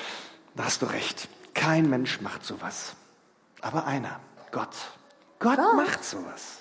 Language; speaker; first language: German; native; German